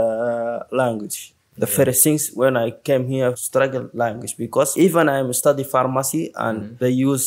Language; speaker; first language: English; non-native, learner; Arabic